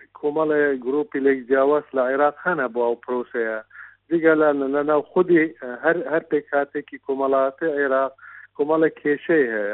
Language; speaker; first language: Central Kurdish; non-native, local second language; Kurdish